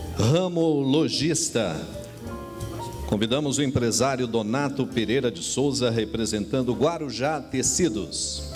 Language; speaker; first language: Portuguese; native; Portuguese